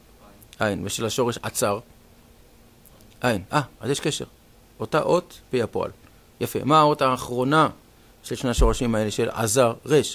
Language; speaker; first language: Hebrew; native; Hebrew